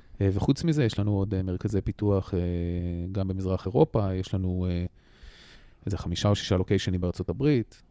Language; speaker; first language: Hebrew; native; Hebrew